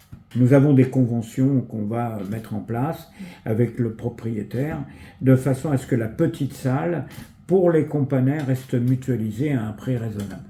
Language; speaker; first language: French; native; French